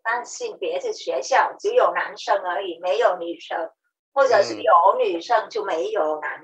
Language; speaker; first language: Chinese; non-native, learner; Vietnamese